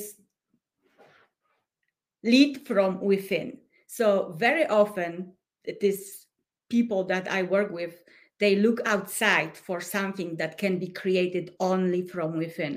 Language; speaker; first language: English; non-native, fluent; Polish